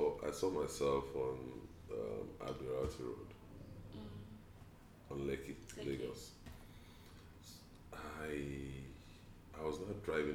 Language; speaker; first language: English; non-native, local second language; Yoruba